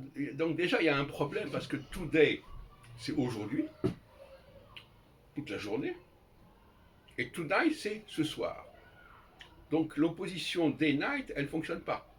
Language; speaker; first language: French; native; French